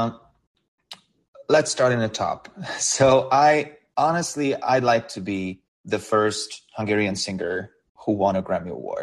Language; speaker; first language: English; non-native, fluent; Hungarian